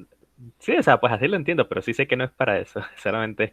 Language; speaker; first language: Spanish; native; Spanish